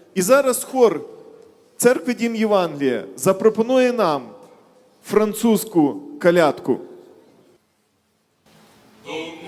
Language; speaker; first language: Ukrainian; native; Ukrainian